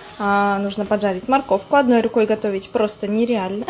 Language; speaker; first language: Russian; native; Russian